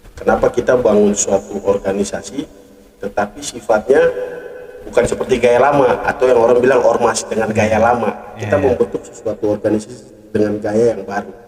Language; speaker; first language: Indonesian; native; Indonesian